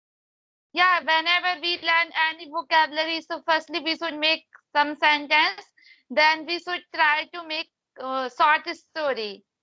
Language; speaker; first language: English; non-native, learner; Hindi